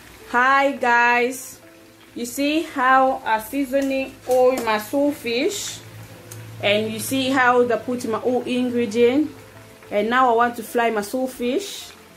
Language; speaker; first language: English; non-native, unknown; Lingala